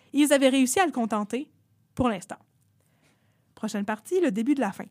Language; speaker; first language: French; native; French